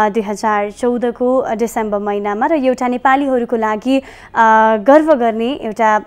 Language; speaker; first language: Nepali; native; Nepali